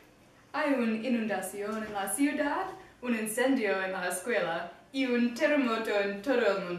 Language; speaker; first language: Spanish; non-native, learner; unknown